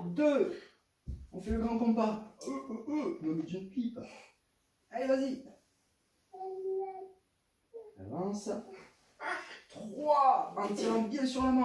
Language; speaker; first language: French; native; French